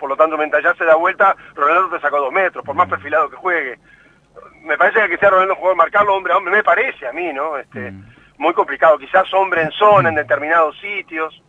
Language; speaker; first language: Spanish; native; Spanish